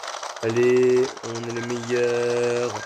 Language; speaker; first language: French; native; French